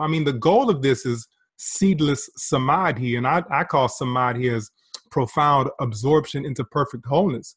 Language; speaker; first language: English; native; English